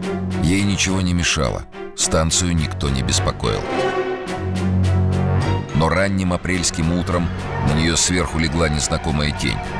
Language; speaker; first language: Russian; native; Russian